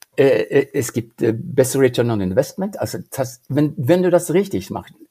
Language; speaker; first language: German; non-native, fluent; Norwegian